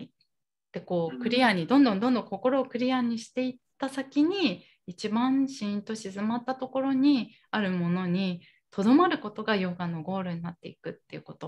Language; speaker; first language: Japanese; native; Japanese